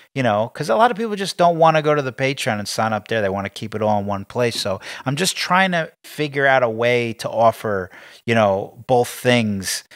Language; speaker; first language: English; native; English